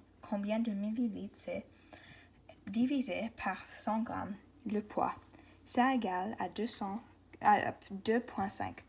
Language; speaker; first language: French; non-native, local second language; English